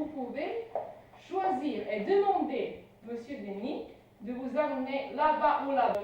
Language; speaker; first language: French; non-native, fluent; Serbian